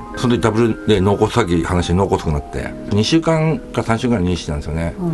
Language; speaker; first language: Japanese; native; Japanese